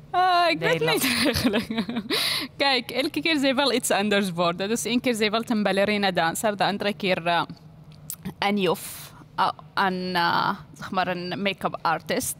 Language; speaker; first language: Dutch; non-native, learner; Arabic